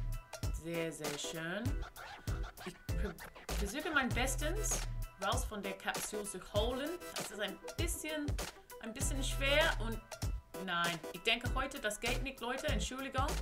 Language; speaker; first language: German; non-native, learner; English